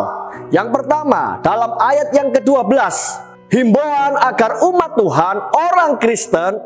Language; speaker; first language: Indonesian; native; Indonesian